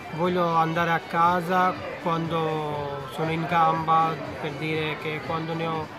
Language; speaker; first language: Italian; non-native, fluent; Bangla